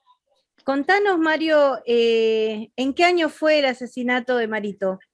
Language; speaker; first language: Spanish; native; Spanish